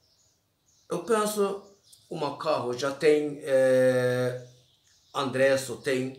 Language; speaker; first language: Portuguese; non-native, learner; Turkish